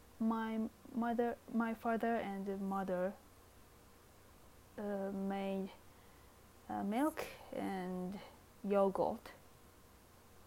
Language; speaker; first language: English; non-native, learner; Japanese